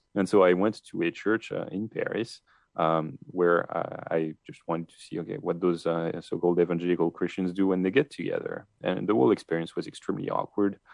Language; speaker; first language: English; non-native, fluent; French